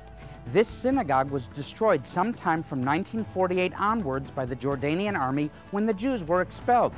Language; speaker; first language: English; native; English